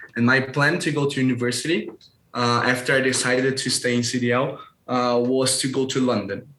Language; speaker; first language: English; non-native, fluent; Portuguese